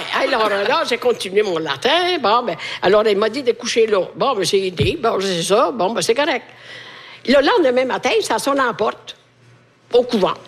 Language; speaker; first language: French; non-native, fluent; Italian